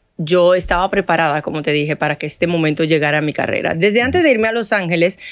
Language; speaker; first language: Spanish; non-native, fluent; Haitian Creole